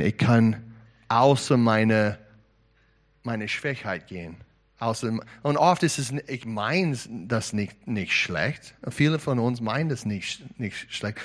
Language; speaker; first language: German; non-native, learner; English